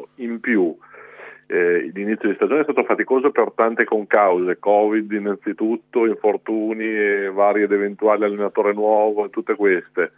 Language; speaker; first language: Italian; native; Italian